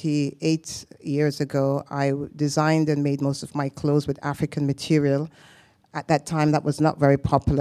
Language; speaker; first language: English; native; English